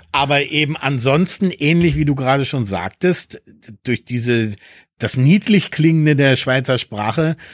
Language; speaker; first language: German; early bilingual, other home language; Spanish